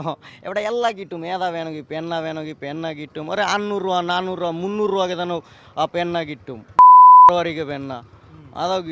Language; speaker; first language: Malayalam; non-native, local second language; Assamese